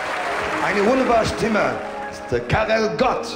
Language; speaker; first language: German; non-native, learner; French